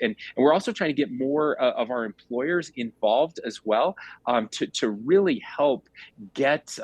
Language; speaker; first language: English; native; English